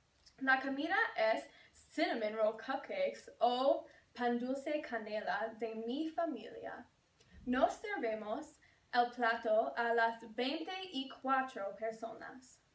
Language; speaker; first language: Spanish; non-native, learner; English